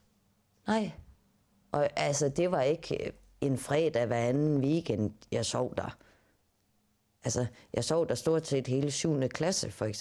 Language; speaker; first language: Danish; native; Danish